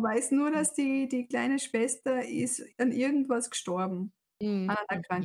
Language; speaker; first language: German; native; German